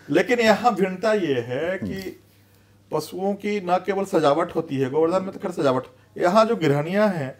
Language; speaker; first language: Hindi; native; Hindi